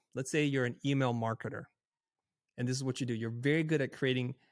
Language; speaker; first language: English; native; English